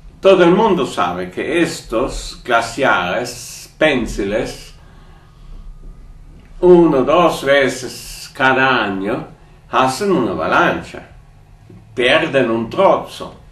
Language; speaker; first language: Spanish; non-native, learner; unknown